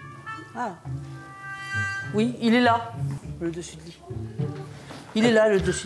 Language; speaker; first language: French; native; French